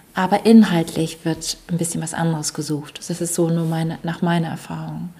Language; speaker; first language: German; early bilingual, other home language; English